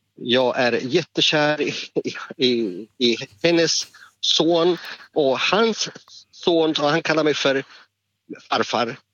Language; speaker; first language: Swedish; non-native, fluent; Spanish